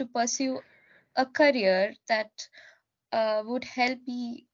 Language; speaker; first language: English; non-native, local second language; Malayalam